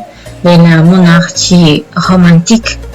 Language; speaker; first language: French; non-native, learner; Spanish